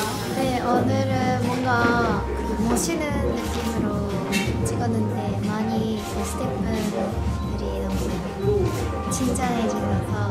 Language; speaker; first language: Korean; non-native, fluent; Japanese